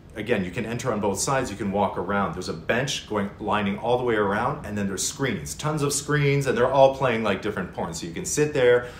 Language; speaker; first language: English; native; English